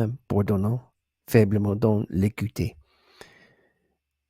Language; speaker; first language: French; non-native, learner; English